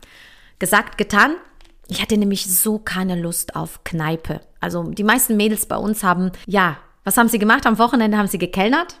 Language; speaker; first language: German; early bilingual, other home language; Polish